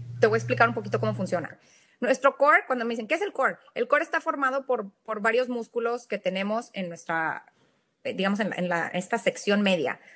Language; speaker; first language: Spanish; native; Spanish